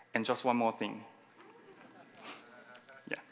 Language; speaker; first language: English; non-native, fluent; Chinese